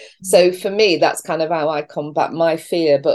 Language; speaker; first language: English; native; English